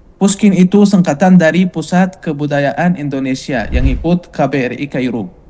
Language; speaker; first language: Indonesian; non-native, fluent; Arabic